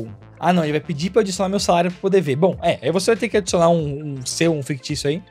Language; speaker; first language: Portuguese; native; Portuguese